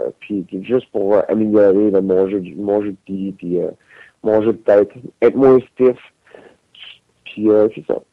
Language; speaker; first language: French; native; French